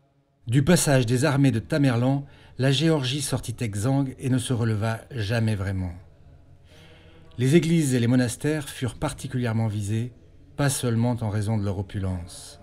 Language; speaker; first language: French; native; French